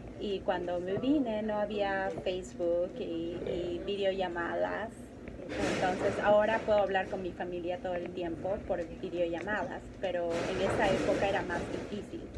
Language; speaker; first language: Spanish; native; Spanish